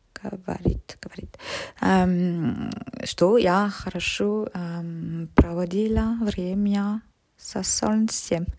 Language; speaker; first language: Russian; non-native, learner; French